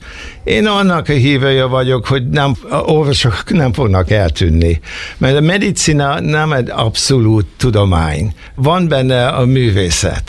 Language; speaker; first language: Hungarian; early bilingual, heritage; Hungarian